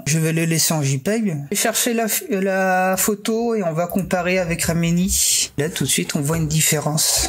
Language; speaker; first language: French; native; French